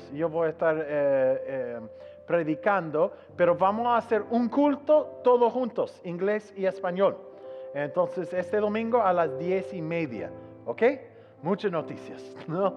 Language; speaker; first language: Spanish; non-native, fluent; English